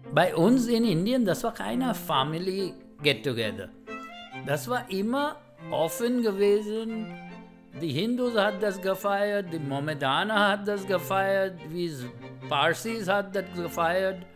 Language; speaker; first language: German; non-native, learner; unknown